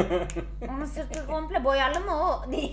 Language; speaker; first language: Turkish; native; Turkish